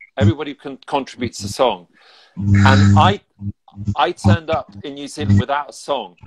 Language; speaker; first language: English; native; English